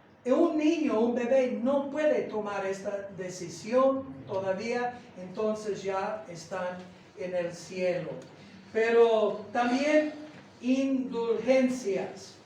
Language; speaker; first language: Spanish; non-native, fluent; English